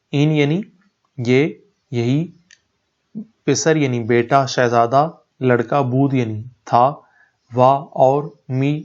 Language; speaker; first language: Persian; non-native, fluent; Urdu